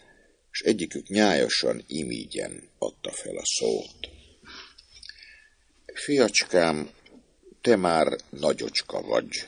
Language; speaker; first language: Hungarian; native; Hungarian